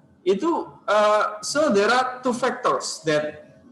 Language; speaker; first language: English; non-native, learner; Indonesian